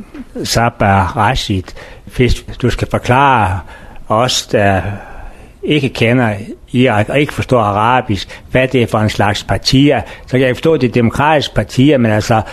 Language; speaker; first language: Danish; non-native, learner; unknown